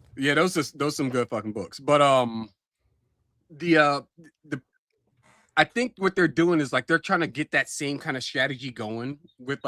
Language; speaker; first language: English; native; English